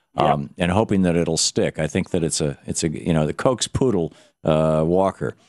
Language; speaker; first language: English; native; English